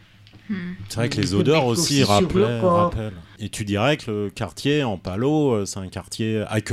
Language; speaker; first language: French; native; French